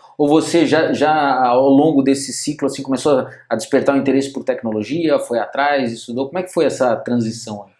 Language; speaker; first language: Portuguese; native; Portuguese